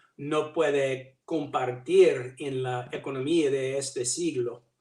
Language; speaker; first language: Spanish; non-native, learner; English